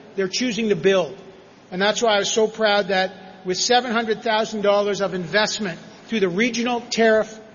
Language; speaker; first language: English; native; English